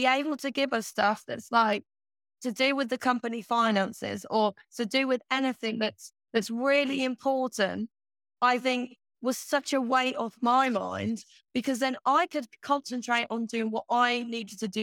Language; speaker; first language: English; native; English